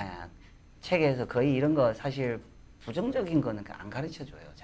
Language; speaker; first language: Korean; non-native, fluent; Chinese